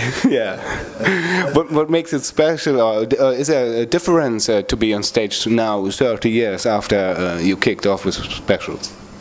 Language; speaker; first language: English; non-native, fluent; German